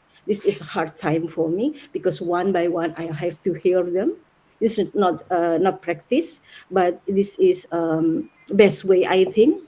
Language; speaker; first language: English; non-native, learner; Indonesian